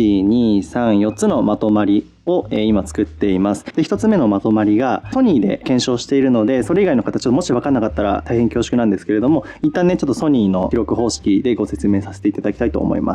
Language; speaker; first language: Japanese; native; Japanese